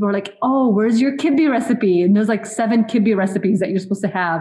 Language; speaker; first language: English; early bilingual, other home language; Arabic